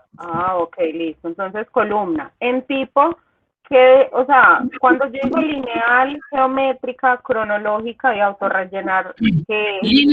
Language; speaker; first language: Spanish; native; Spanish